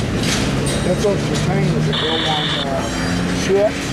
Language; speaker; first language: English; native; English